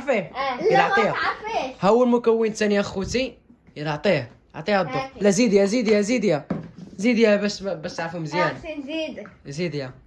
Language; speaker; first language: Arabic; native; Arabic